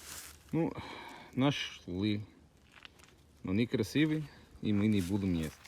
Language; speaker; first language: Russian; non-native, learner; English